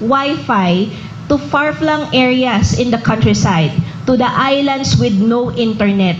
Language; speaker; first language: English; non-native, local second language; Filipino